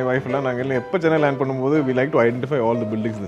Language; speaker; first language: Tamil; non-native, local second language; Malayalam